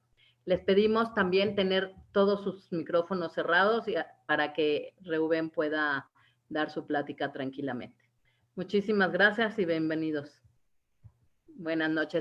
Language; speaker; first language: Spanish; native; Spanish